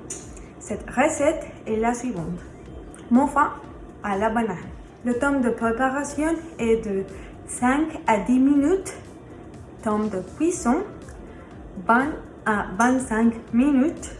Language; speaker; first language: French; non-native, learner; Spanish